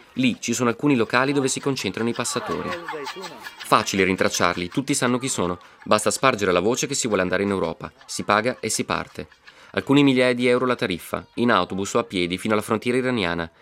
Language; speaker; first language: Italian; native; Italian